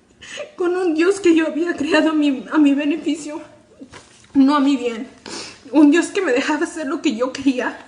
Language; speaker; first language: Spanish; native; Spanish